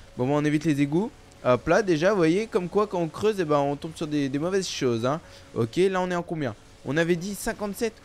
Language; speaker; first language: French; native; French